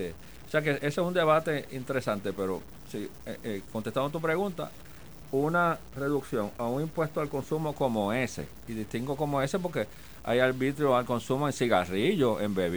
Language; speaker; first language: Spanish; native; Spanish